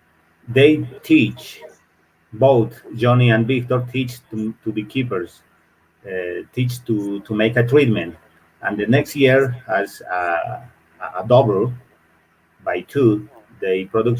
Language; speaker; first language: English; non-native, learner; Spanish